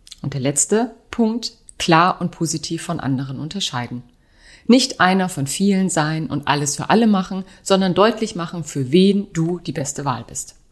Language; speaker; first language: German; native; German